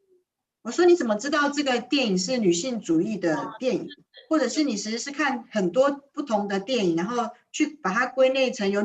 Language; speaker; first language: Chinese; native; Chinese